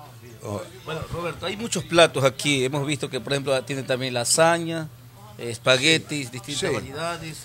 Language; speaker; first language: Spanish; native; Spanish